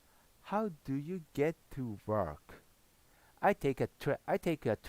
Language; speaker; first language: English; non-native, learner; Japanese